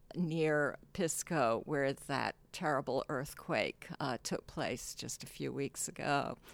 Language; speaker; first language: English; non-native, local second language; Cantonese